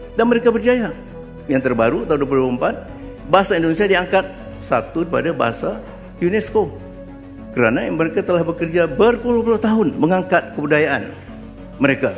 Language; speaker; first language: Malay; native; Malay